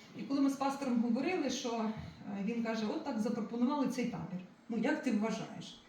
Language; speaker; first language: Ukrainian; non-native, local second language; Russian